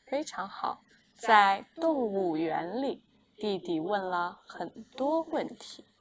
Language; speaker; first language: Chinese; non-native, fluent; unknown